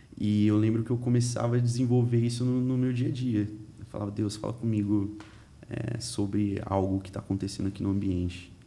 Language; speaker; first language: Portuguese; early bilingual, heritage; Portuguese